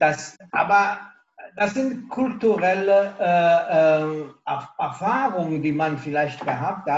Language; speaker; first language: German; non-native, local second language; Italian